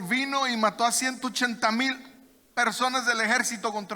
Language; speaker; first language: Spanish; native; Spanish